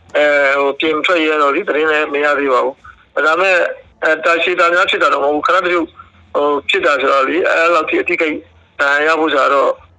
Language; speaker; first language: Burmese; native; Burmese